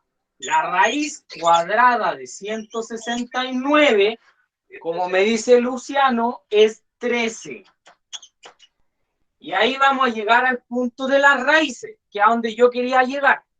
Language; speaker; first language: Spanish; native; Spanish